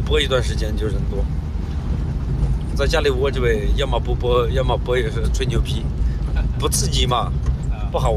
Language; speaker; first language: Chinese; native; Chinese